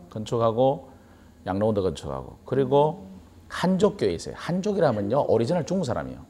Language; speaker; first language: Korean; native; Korean